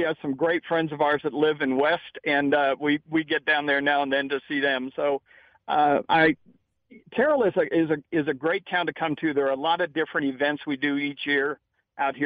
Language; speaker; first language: English; native; English